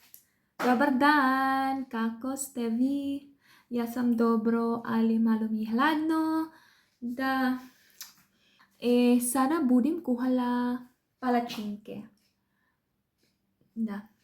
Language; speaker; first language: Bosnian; non-native, learner; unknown